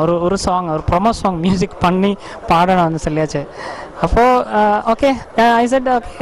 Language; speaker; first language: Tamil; non-native, learner; Malayalam